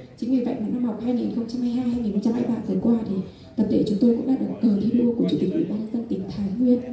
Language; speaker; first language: Vietnamese; non-native, local second language; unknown